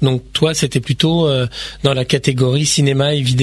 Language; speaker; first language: French; native; French